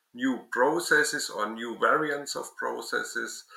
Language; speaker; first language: English; non-native, learner; German